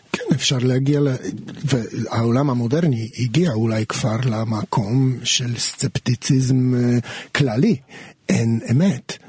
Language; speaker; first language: Hebrew; non-native, fluent; Polish